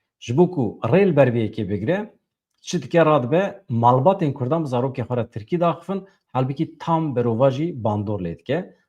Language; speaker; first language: Kurdish; native; Kurdish